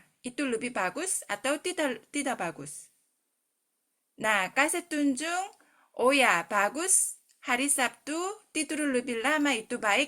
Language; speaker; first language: Indonesian; non-native, fluent; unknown